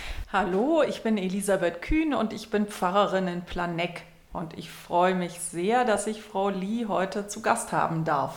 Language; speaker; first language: German; native; German